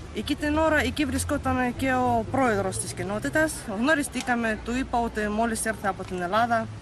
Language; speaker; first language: Greek; non-native, fluent; Russian